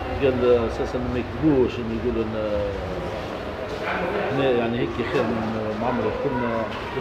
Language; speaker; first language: Italian; non-native, learner; Arabic